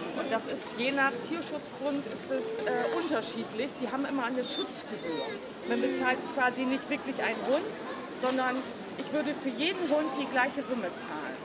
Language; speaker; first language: German; native; German